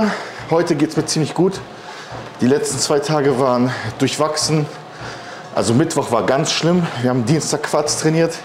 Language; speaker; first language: German; native; German